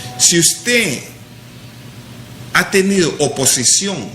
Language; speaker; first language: Spanish; non-native, local second language; English